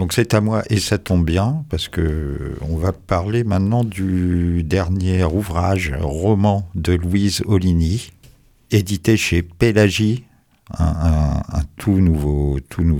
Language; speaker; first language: French; native; French